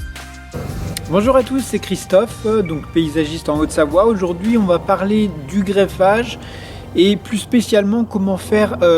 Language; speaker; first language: French; native; French